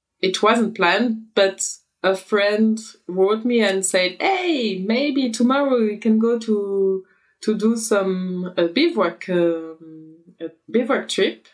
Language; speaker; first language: English; non-native, fluent; French